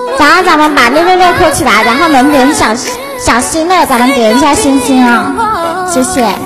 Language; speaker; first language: Chinese; non-native, local second language; Cantonese